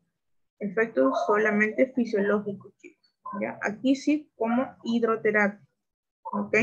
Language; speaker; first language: Spanish; native; Spanish